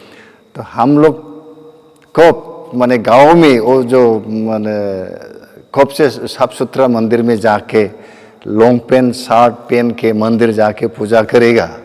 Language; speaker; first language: Hindi; non-native, local second language; Bodo